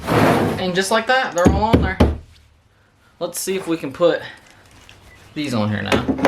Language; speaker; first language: English; native; English